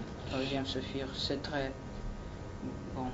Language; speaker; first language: French; non-native, learner; Russian